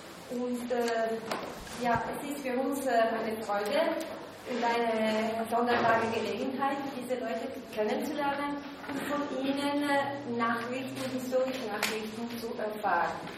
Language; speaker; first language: German; non-native, local second language; Italian